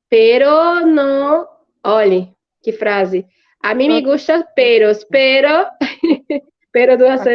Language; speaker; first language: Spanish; non-native, fluent; Portuguese